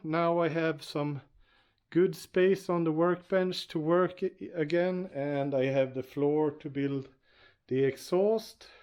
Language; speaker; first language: English; non-native, fluent; Swedish